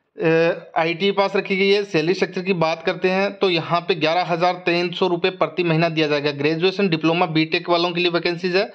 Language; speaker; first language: Hindi; native; Hindi